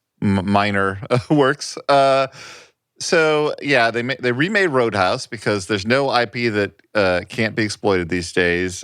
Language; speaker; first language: English; native; English